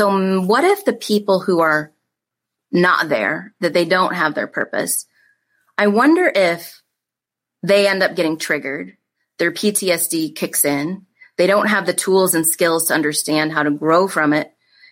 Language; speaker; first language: English; native; English